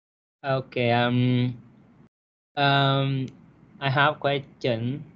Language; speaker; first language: English; non-native, learner; Vietnamese